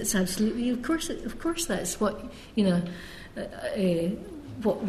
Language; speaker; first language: English; native; English